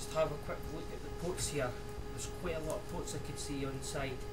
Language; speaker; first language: English; native; English